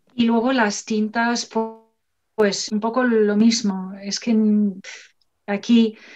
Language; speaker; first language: Spanish; non-native, fluent; English